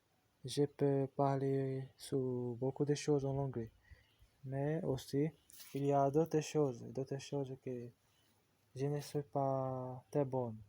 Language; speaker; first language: French; non-native, learner; Portuguese